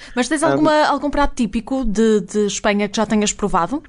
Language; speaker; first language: Portuguese; native; Portuguese